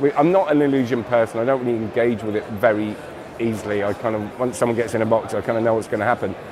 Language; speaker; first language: English; native; English